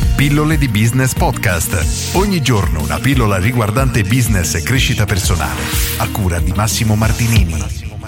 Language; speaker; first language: Italian; native; Italian